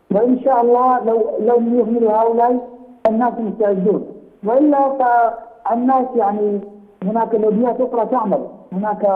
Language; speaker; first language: Arabic; non-native, fluent; Urdu